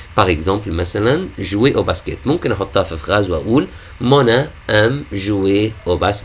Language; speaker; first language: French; non-native, fluent; Arabic